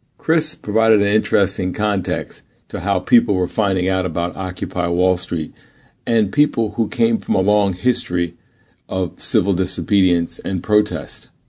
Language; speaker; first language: English; native; English